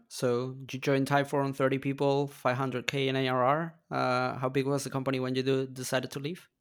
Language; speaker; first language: English; non-native, fluent; Spanish